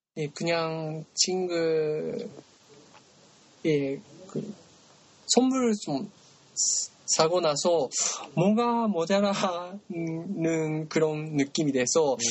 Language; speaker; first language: Korean; non-native, learner; Japanese